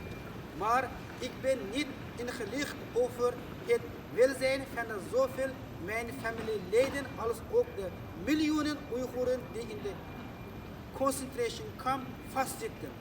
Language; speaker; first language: Dutch; non-native, fluent; Uyghur